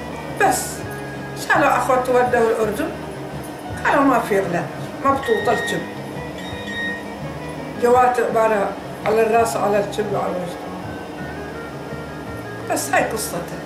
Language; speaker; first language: Arabic; native; Arabic